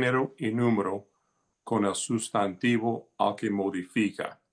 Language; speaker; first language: Spanish; early bilingual, heritage; Spanish